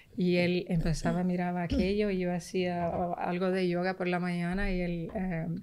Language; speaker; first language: Spanish; early bilingual, heritage; Spanish